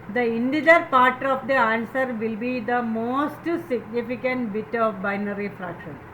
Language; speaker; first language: English; non-native, local second language; Malayalam